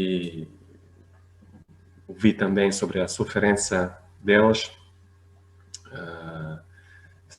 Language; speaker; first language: Portuguese; non-native, fluent; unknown